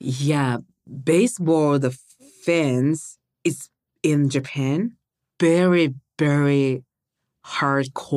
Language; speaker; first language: English; non-native, learner; Japanese